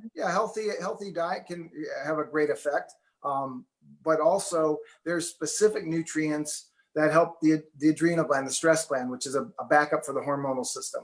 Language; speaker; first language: English; native; English